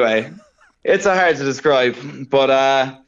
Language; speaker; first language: English; native; English